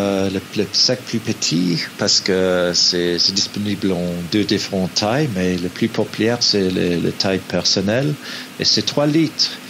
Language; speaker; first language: French; non-native, learner; English